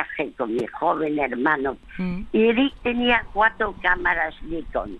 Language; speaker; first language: Spanish; early bilingual, other home language; French